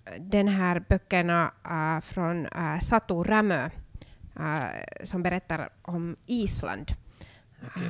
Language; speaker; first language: Swedish; non-native, local second language; Finnish